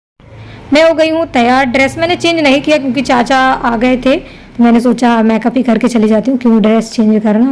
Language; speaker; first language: Hindi; native; Hindi